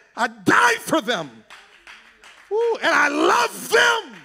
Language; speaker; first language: English; native; English